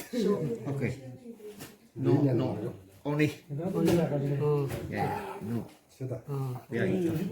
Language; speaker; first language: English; non-native, learner; Chinese